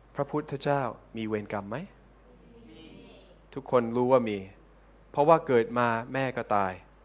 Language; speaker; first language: Thai; non-native, fluent; English